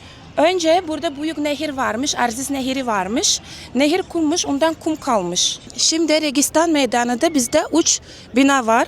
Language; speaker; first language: Turkish; non-native, learner; Uzbek